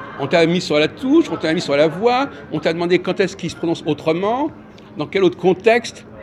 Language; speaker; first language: French; native; French